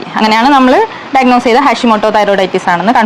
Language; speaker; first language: Malayalam; native; Malayalam